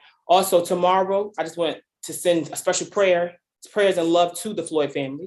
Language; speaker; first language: English; native; English